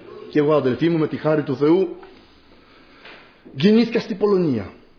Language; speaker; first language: Greek; non-native, fluent; Polish